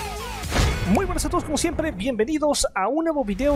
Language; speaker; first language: Spanish; native; Spanish